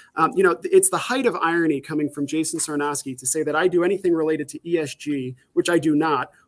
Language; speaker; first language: English; native; English